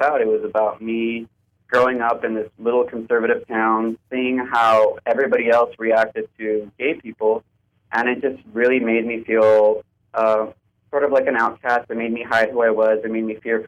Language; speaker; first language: English; native; English